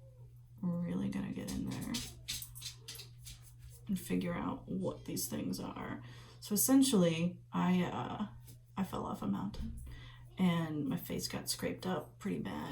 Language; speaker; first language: English; native; English